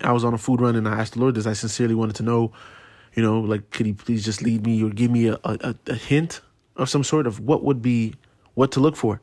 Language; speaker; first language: English; native; English